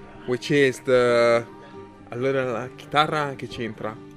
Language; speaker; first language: Italian; non-native, fluent; English